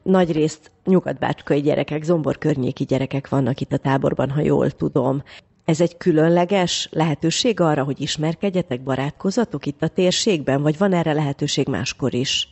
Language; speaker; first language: Hungarian; native; Hungarian